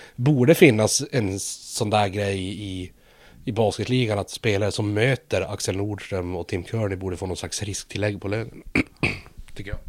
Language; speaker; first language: Swedish; native; Swedish